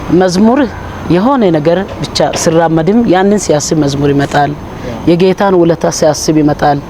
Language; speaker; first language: Amharic; non-native, local second language; Hadiyya